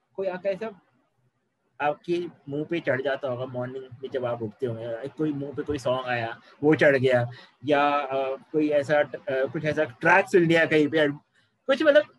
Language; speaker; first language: Hindi; native; Hindi